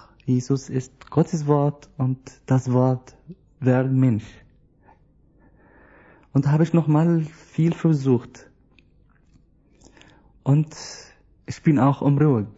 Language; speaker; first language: German; non-native, learner; Arabic